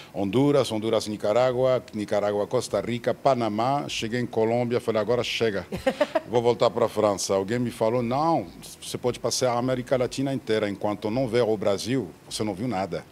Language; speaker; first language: Portuguese; non-native, fluent; French